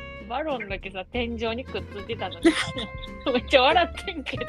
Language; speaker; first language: Japanese; early bilingual, heritage; Japanese